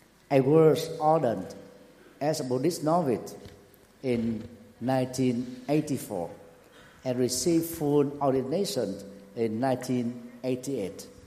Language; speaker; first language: English; non-native, fluent; Vietnamese